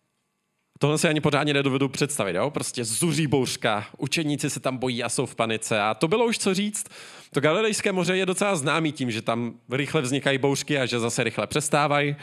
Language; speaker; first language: Czech; native; Czech